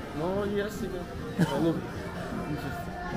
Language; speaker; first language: English; non-native, learner; Hindi